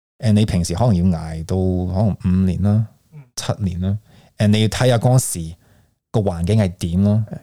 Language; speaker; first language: Cantonese; early bilingual, heritage; Cantonese